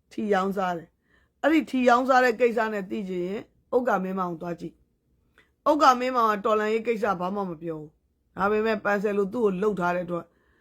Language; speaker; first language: Burmese; native; Burmese